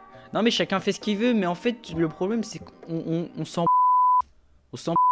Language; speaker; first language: French; native; French